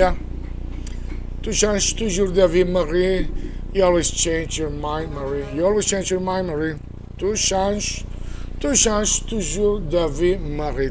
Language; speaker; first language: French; non-native, fluent; Spanish